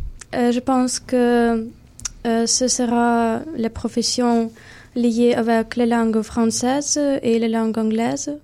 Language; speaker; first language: French; non-native, learner; Ukrainian